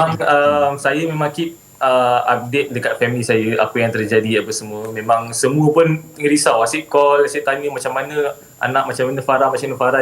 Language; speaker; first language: Malay; native; Malay